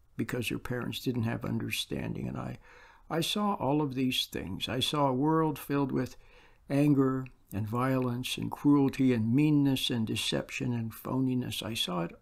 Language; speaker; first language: English; native; English